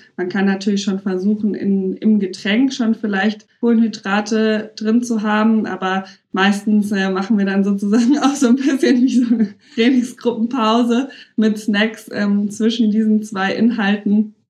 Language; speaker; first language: German; native; German